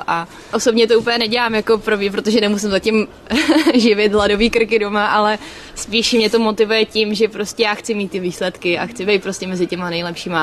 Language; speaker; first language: Czech; native; Czech